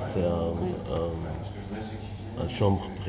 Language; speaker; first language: French; non-native, fluent; Arabic